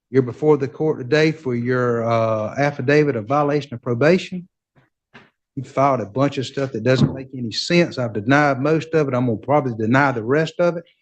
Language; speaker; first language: English; native; English